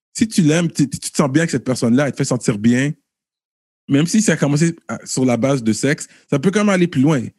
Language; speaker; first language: French; early bilingual, other home language; Haitian Creole